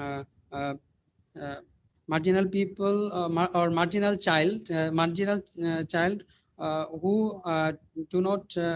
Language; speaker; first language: English; non-native, learner; Bangla